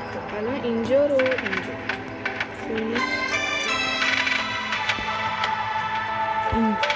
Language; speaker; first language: Persian; native; Persian